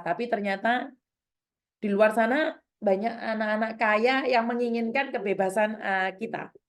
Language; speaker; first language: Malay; non-native, local second language; Javanese